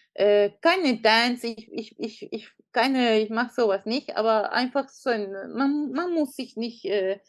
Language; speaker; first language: German; non-native, fluent; Spanish